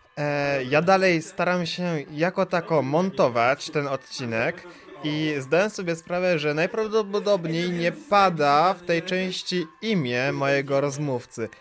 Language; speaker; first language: Polish; native; Polish